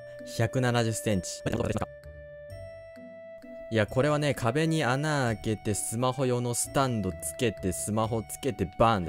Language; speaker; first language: Japanese; native; Japanese